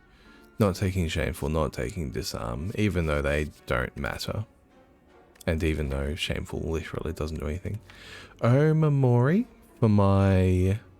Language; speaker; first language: English; native; English